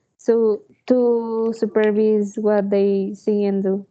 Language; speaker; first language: English; non-native, learner; Spanish